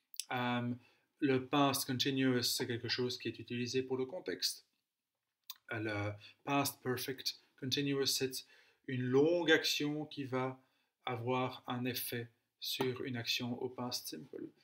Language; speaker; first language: French; native; French